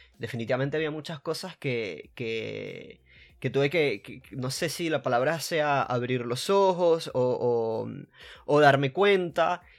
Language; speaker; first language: Spanish; native; Spanish